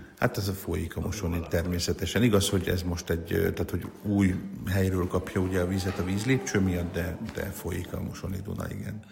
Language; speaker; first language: Hungarian; native; Hungarian